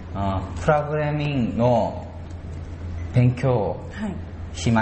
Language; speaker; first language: Japanese; non-native, learner; Korean